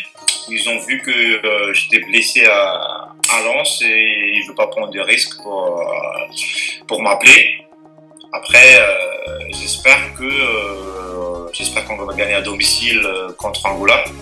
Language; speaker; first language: French; non-native, local second language; Malagasy